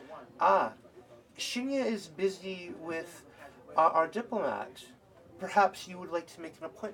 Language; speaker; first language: English; native; English